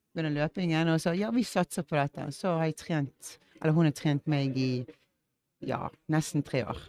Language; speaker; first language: Norwegian; early bilingual, heritage; English